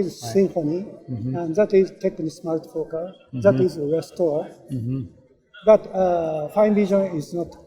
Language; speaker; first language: English; non-native, learner; Japanese